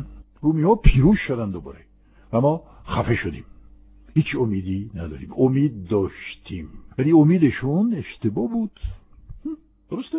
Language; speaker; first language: Persian; non-native, fluent; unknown